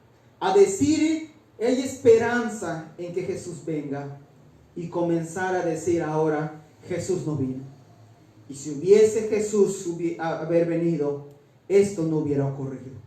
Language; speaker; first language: Spanish; native; Spanish